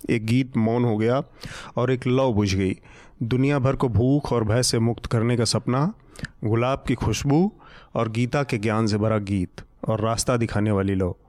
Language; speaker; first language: Hindi; native; Hindi